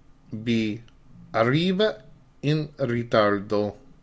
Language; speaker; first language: Italian; non-native, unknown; English